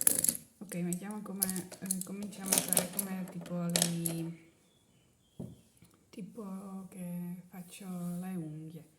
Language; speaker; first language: Italian; non-native, learner; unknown